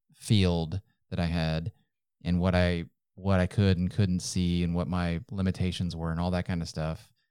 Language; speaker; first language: English; native; English